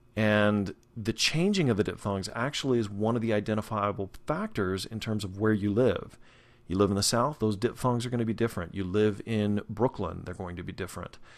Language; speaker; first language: English; native; English